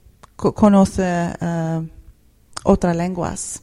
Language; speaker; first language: Spanish; non-native, fluent; Swedish